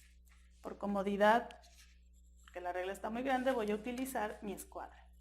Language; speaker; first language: Spanish; native; Spanish